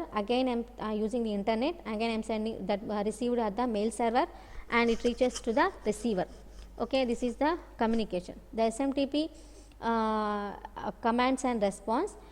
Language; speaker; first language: English; non-native, local second language; Telugu